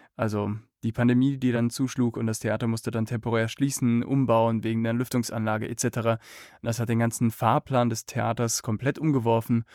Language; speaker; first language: German; native; German